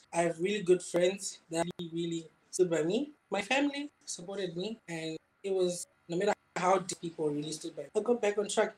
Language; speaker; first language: English; non-native, local second language; Shona